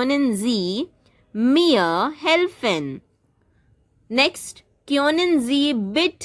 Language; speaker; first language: German; non-native, fluent; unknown